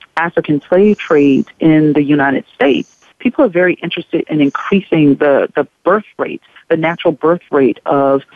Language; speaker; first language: English; native; English